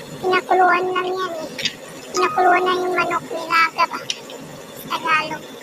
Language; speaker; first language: Filipino; non-native, local second language; Maguindanaon